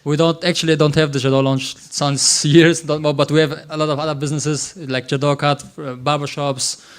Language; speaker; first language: English; non-native, fluent; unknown